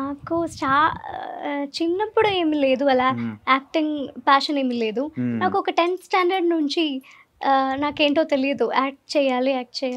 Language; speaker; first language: Telugu; non-native, learner; Malayalam